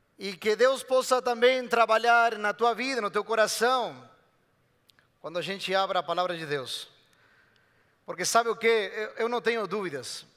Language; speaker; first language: Portuguese; non-native, fluent; Spanish